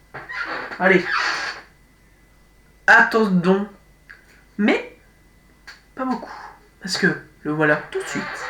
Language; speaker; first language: French; native; French